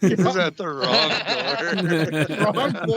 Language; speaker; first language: English; native; English